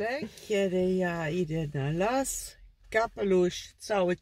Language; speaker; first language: Polish; non-native, learner; Dutch